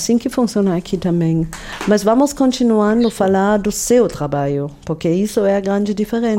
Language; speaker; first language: Portuguese; non-native, fluent; German